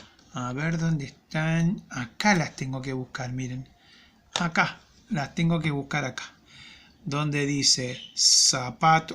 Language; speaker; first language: Spanish; native; Spanish